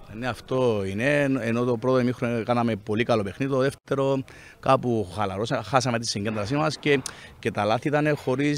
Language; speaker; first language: Greek; native; Greek